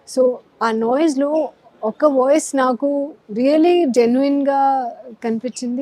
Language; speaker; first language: Telugu; non-native, learner; Hindi